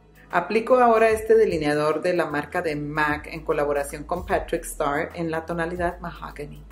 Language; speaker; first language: Spanish; native; Spanish